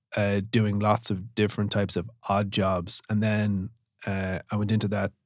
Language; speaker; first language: English; native; English